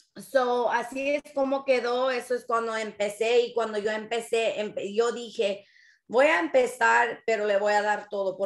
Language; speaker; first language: Spanish; early bilingual, other home language; English